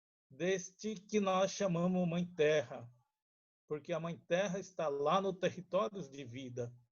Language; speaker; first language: Portuguese; non-native, local second language; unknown